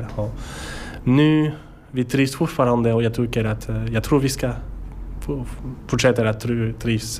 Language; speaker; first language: Swedish; non-native, learner; French